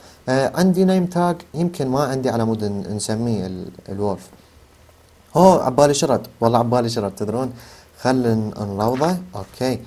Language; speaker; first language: Arabic; native; Arabic